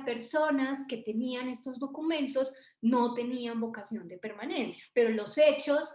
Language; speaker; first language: Spanish; native; Spanish